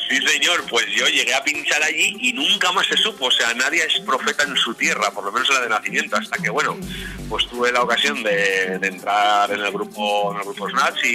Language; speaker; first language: Spanish; native; Spanish